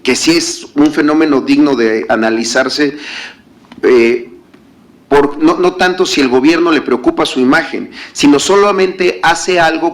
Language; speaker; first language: Spanish; native; Spanish